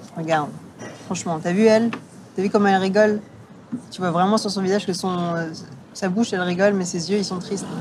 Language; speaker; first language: French; native; French